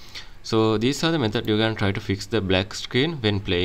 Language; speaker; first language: English; non-native, fluent; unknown